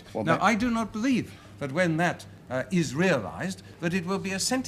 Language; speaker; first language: English; native; English